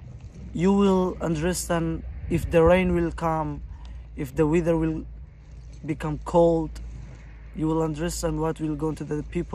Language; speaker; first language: English; non-native, fluent; Persian